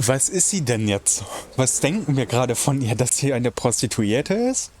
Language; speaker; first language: German; native; German